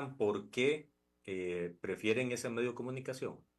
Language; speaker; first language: Spanish; native; Spanish